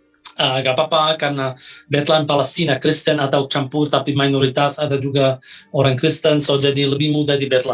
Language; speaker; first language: Indonesian; non-native, fluent; Arabic